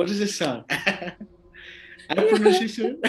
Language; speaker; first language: English; non-native, learner; Spanish